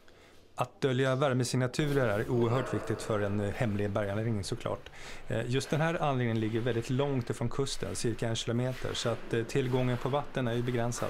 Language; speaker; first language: Swedish; native; Swedish